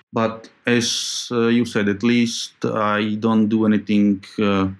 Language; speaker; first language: English; non-native, fluent; Slovak